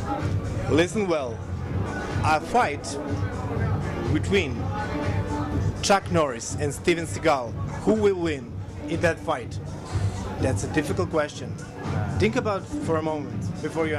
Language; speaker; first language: English; non-native, fluent; Serbian